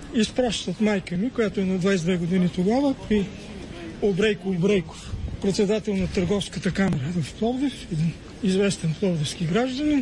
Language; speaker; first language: Bulgarian; native; Bulgarian